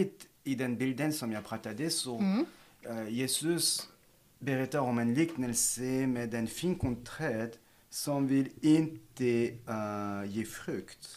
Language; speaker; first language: Swedish; non-native, fluent; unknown